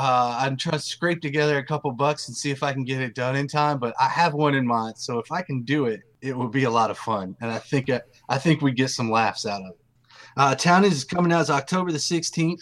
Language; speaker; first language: English; native; English